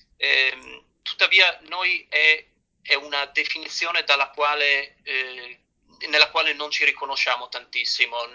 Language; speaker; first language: Italian; native; Italian